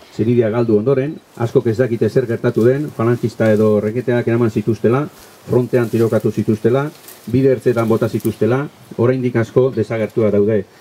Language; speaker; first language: Basque; native; Basque